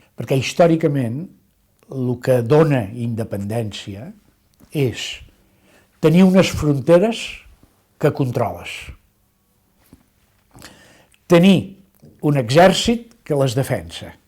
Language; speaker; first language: Catalan; native; Catalan